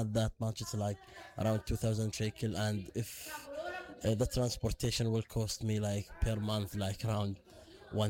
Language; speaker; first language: English; non-native, fluent; Arabic